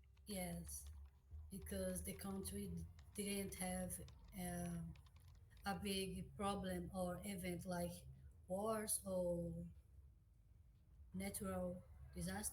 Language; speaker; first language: English; non-native, learner; Portuguese